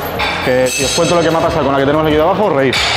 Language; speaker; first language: Spanish; native; Spanish